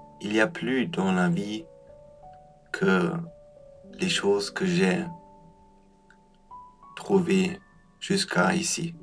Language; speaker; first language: French; non-native, fluent; German